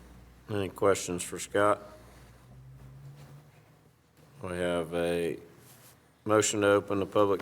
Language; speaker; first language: English; native; English